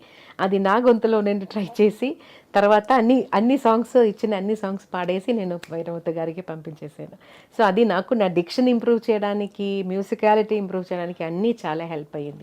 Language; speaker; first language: Telugu; non-native, local second language; Malayalam